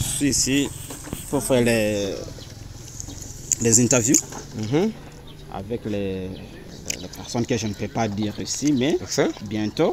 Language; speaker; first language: French; non-native, learner; Rundi